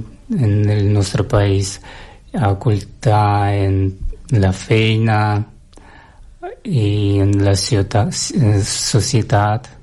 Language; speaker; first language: Catalan; non-native, learner; Russian